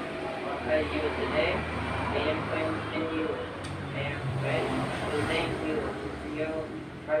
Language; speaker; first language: English; non-native, learner; Indonesian